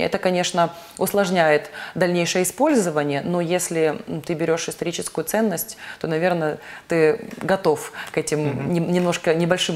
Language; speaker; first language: Russian; native; Russian